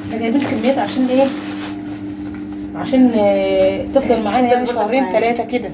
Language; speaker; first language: Arabic; native; Arabic